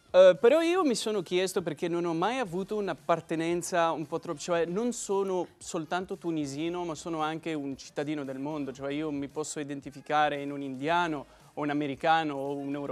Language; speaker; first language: Italian; non-native, fluent; Arabic